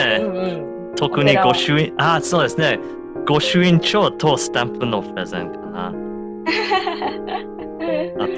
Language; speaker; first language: Japanese; non-native, learner; English